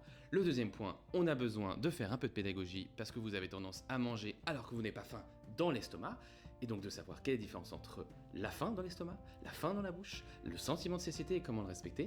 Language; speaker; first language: French; native; French